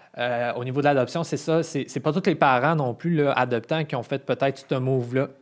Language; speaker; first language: French; native; French